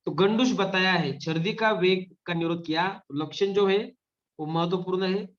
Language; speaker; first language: Hindi; non-native, local second language; Marathi